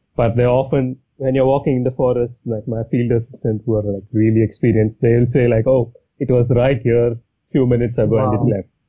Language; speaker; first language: English; non-native, local second language; Tamil